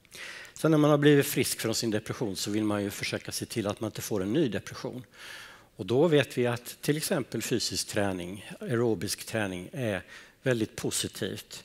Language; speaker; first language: Swedish; native; Swedish